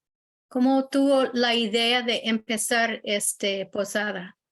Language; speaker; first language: Spanish; non-native, learner; English